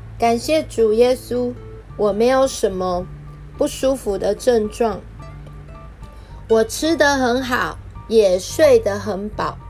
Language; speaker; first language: Chinese; native; Chinese